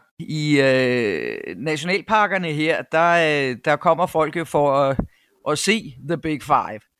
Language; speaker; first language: Danish; native; Danish